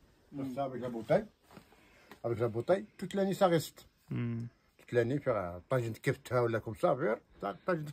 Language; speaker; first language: French; non-native, learner; Arabic